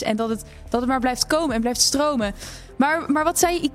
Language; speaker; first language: Dutch; native; Dutch